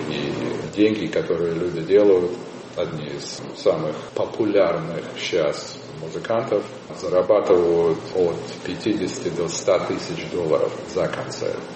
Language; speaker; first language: Russian; native; Russian